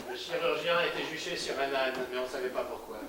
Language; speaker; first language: French; native; French